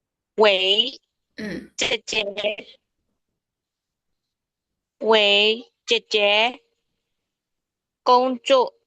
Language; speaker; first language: Chinese; non-native, learner; Burmese